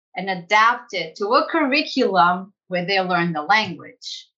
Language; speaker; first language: English; early bilingual, other home language; Portuguese